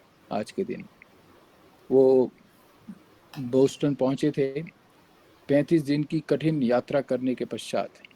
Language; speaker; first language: Hindi; native; Hindi